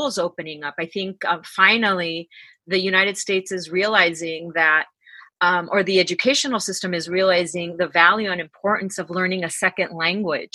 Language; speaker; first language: English; native; English